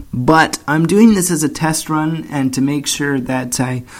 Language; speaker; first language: English; native; English